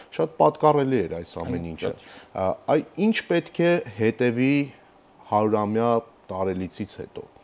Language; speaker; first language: Armenian; native; Armenian